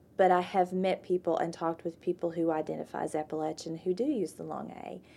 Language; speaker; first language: English; native; English